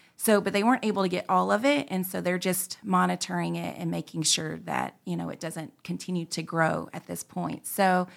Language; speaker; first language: English; native; English